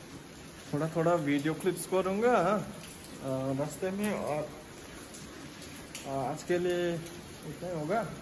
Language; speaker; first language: Hindi; non-native, local second language; Nepali